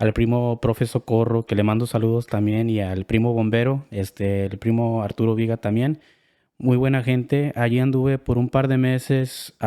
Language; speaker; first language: Spanish; early bilingual, heritage; Spanish